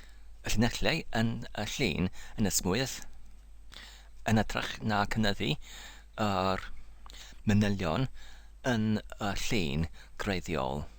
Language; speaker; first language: Welsh; non-native, learner; English